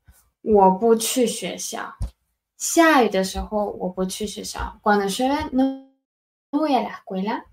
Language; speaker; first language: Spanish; non-native, fluent; Chinese